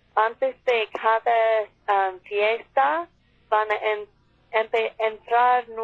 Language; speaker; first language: Spanish; non-native, fluent; English